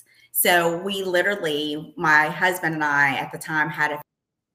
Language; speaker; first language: English; native; English